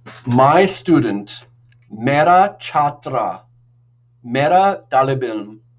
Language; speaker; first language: Hindi; non-native, learner; English